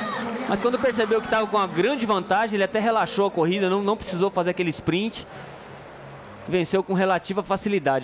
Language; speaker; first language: Portuguese; native; Portuguese